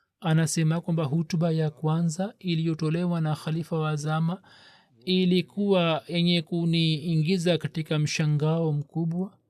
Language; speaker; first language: Swahili; native; Swahili